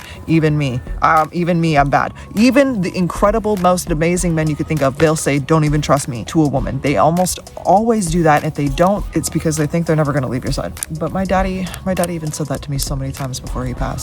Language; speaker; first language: English; native; English